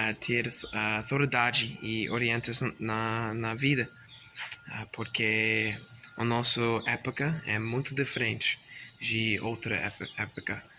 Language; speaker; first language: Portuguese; non-native, learner; English